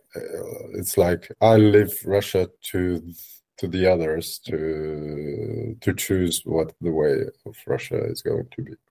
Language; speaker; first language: English; non-native, fluent; Russian